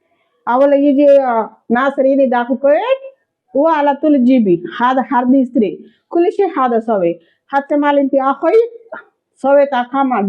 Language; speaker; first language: Arabic; non-native, learner; Telugu